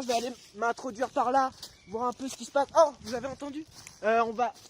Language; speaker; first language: French; native; French